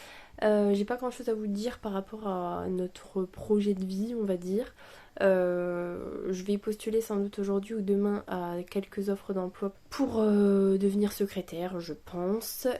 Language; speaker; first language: French; native; French